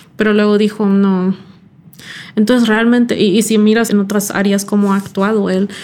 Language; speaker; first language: Spanish; early bilingual, heritage; Spanish